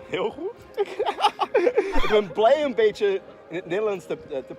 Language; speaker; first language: Dutch; non-native, learner; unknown